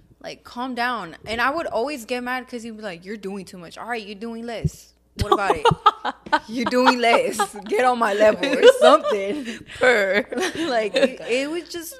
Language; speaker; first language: English; early bilingual, other home language; Spanish